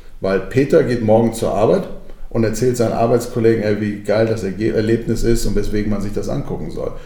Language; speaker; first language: German; early bilingual, other home language; Croatian